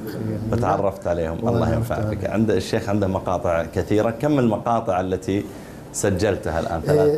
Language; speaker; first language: Arabic; native; Arabic